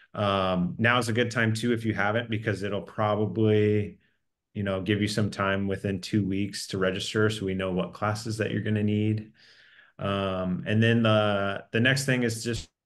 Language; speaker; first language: English; native; English